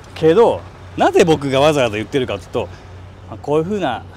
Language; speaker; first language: Japanese; native; Japanese